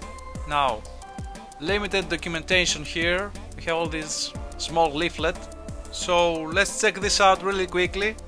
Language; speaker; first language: English; non-native, fluent; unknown